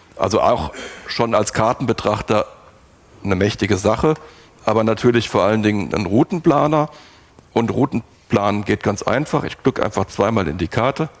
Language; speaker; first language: German; native; German